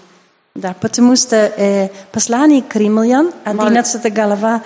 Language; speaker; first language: Russian; non-native, learner; Dutch